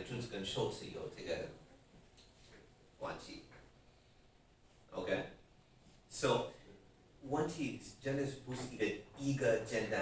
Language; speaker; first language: Chinese; non-native, fluent; English